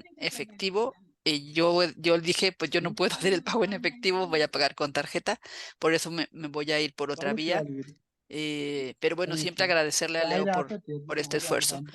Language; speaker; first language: Spanish; native; Spanish